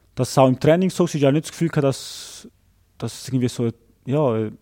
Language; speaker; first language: German; native; German